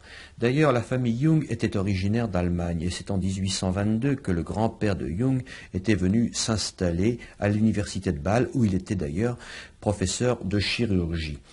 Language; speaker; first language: French; native; French